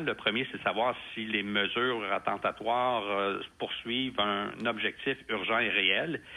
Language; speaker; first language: French; native; French